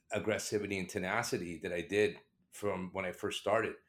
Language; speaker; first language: English; native; English